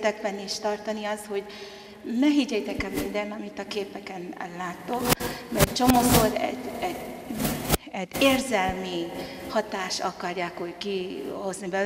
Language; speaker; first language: Hungarian; non-native, fluent; Tongan